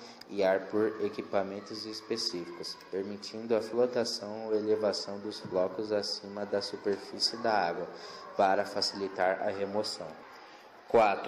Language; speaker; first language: Portuguese; native; Portuguese